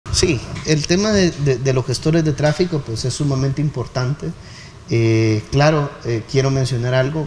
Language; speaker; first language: Spanish; native; Spanish